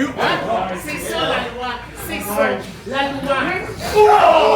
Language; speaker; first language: French; native; French